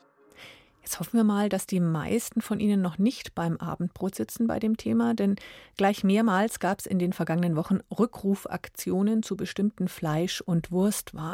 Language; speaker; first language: German; native; German